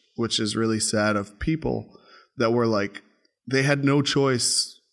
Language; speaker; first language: English; native; English